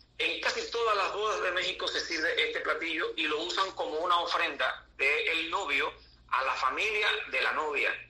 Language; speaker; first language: Spanish; native; Spanish